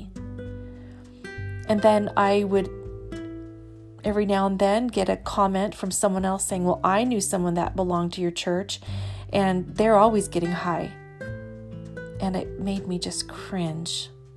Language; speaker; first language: English; native; English